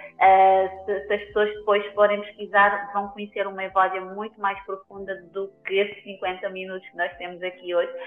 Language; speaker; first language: Portuguese; non-native, local second language; Kabuverdianu